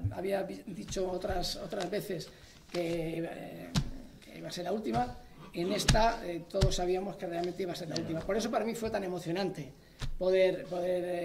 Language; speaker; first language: Spanish; native; Spanish